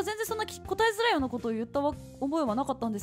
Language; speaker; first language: Japanese; native; Japanese